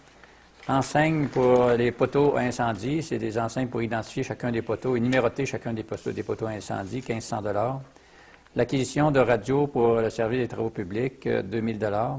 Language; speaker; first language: French; native; French